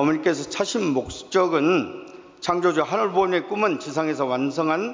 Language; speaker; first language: Korean; native; Korean